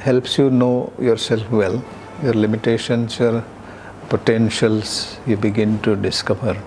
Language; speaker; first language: English; non-native, local second language; Marathi